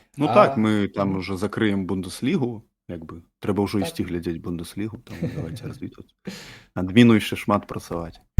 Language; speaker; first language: Belarusian; non-native, local second language; Russian